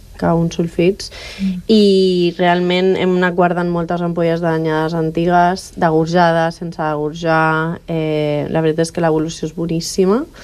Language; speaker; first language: Catalan; native; Catalan